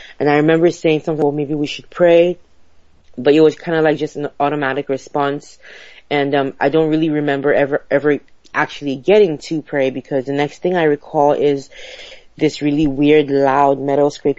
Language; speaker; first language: English; non-native, local second language; Igbo